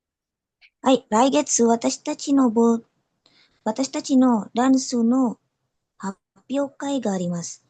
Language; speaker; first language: Japanese; non-native, learner; Indonesian